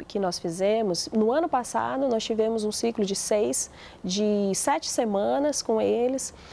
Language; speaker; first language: Portuguese; native; Portuguese